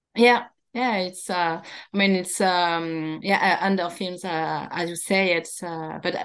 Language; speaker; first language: English; non-native, fluent; French